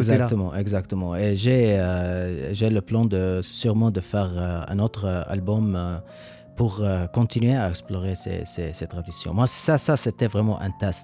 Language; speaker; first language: French; non-native, learner; Arabic